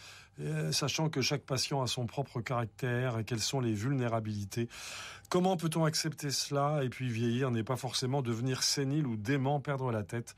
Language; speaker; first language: French; native; French